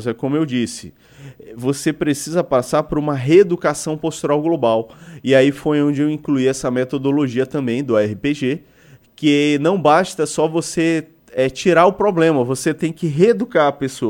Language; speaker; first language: Portuguese; native; Portuguese